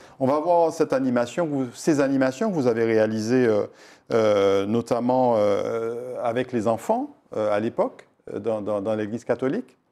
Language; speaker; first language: French; native; French